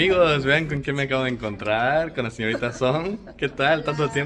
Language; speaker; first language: Spanish; native; Spanish